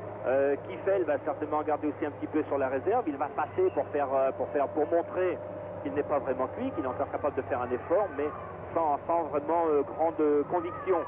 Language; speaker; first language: French; native; French